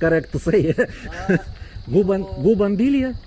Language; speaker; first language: English; non-native, learner; Russian